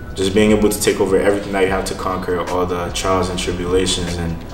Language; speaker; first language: English; non-native, fluent; Haitian Creole